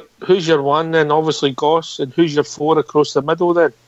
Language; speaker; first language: English; native; English